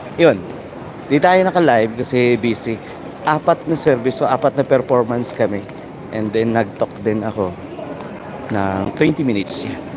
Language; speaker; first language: Filipino; non-native, local second language; Bikol